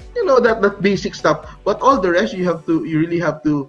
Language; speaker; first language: English; non-native, local second language; Cebuano